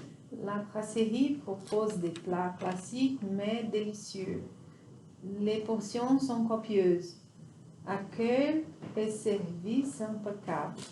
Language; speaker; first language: French; non-native, learner; Portuguese